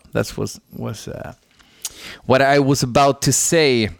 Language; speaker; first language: English; non-native, fluent; Swedish